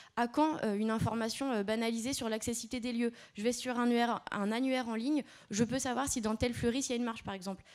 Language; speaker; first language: French; native; French